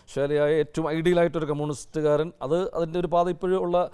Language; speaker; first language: Malayalam; native; Malayalam